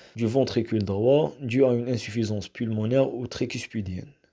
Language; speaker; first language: French; non-native, local second language; Arabic